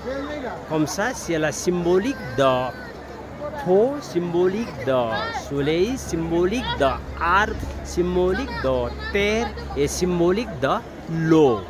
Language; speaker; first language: French; non-native, learner; Nepali